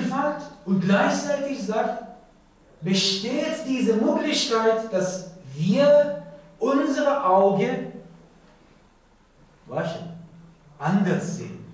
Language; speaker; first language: German; non-native, learner; Persian